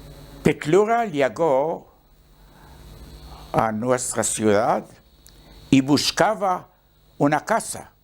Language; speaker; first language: Spanish; non-native, learner; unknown